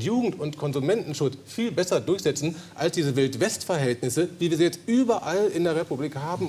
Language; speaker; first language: German; native; German